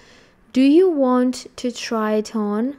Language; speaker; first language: English; non-native, fluent; Georgian